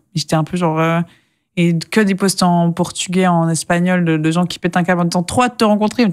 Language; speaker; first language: French; native; French